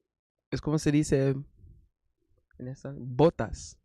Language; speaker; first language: Spanish; non-native, learner; English